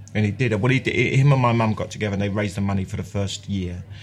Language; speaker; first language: English; native; English